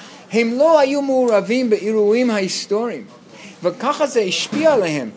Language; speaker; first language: Hebrew; non-native, fluent; English